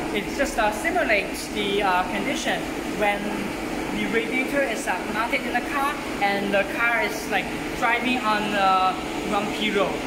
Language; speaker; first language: English; non-native, learner; Chinese